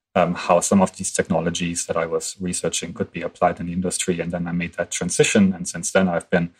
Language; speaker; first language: English; non-native, fluent; German